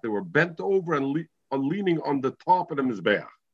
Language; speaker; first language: English; native; English